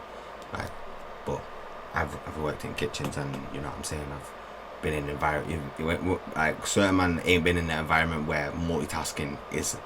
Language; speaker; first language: English; native; English